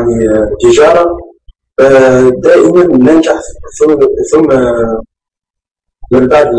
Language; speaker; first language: Arabic; early bilingual, heritage; Arabic